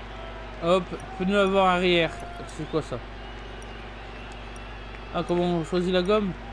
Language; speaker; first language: French; native; French